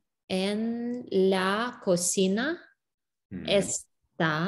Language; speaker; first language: Spanish; non-native, learner; English